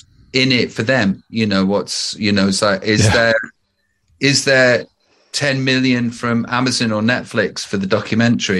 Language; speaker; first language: English; native; English